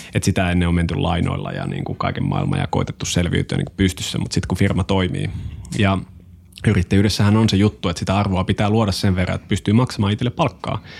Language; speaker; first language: Finnish; native; Finnish